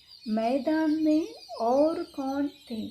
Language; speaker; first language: Hindi; non-native, fluent; Sinhala